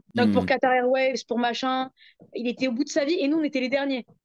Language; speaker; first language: French; native; French